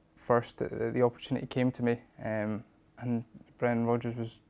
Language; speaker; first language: English; native; English